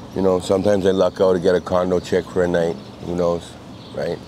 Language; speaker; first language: English; native; English